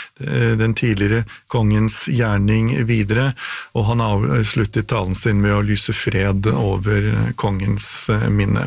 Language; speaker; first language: Norwegian; native; Norwegian